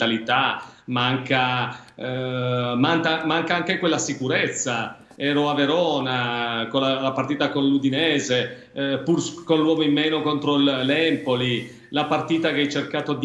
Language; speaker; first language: Italian; native; Italian